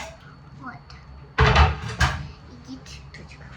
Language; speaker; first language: Russian; early bilingual, other home language; Armenian